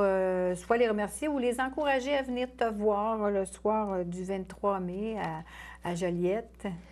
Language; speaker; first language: French; native; French